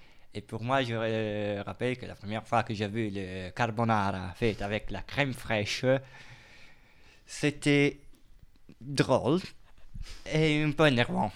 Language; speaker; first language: French; non-native, fluent; Italian